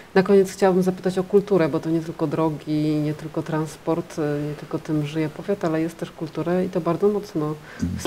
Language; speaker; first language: Polish; native; Polish